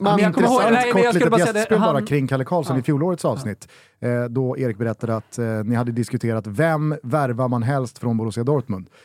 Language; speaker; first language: Swedish; native; Swedish